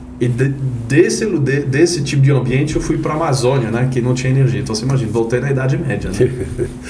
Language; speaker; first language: Portuguese; non-native, fluent; French